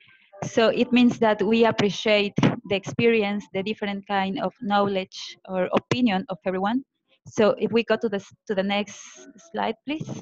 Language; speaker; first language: English; non-native, fluent; Spanish